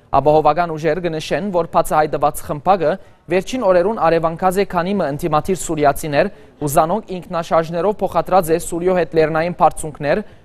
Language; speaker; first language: Armenian; early bilingual, heritage; Armenian